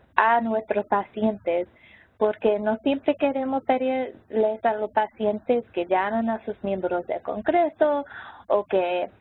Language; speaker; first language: Spanish; non-native, local second language; English